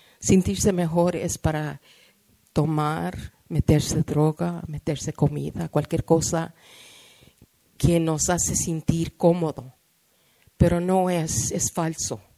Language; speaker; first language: Spanish; early bilingual, heritage; Spanish